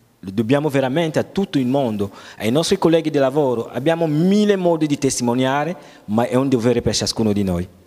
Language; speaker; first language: Italian; non-native, fluent; French